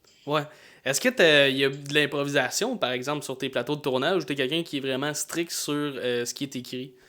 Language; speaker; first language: French; native; French